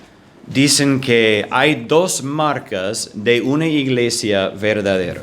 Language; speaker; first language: Spanish; non-native, fluent; English